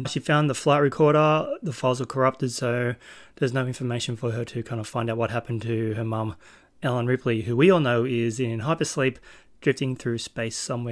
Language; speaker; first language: English; native; English